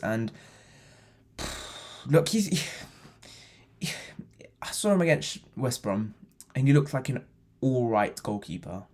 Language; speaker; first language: English; native; English